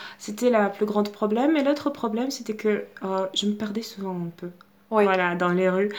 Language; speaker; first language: French; non-native, fluent; Russian